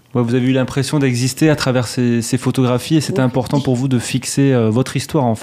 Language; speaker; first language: French; native; French